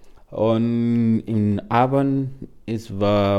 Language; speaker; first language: German; non-native, learner; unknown